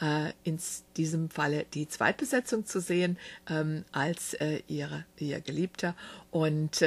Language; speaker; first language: German; native; German